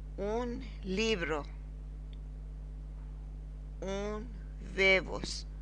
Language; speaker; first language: Spanish; non-native, learner; Persian